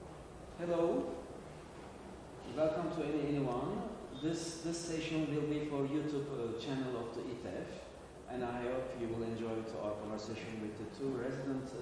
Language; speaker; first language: English; non-native, learner; Turkish